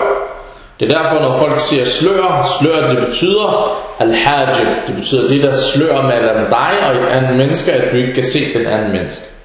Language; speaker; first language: Danish; early bilingual, other home language; Arabic